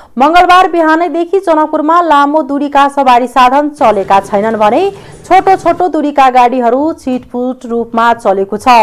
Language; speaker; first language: Nepali; non-native, local second language; Maithili